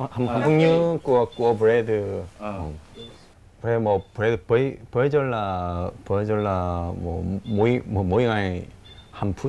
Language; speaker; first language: Vietnamese; non-native, learner; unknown